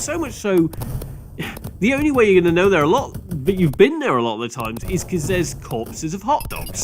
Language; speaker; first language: English; native; English